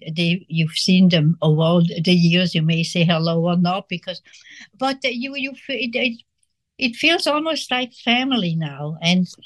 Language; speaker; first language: English; non-native, fluent; Swiss German